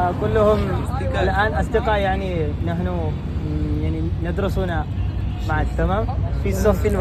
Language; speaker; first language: Arabic; non-native, learner; Malayalam